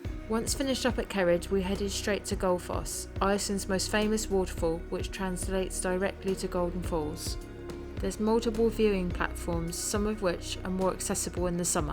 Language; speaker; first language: English; native; English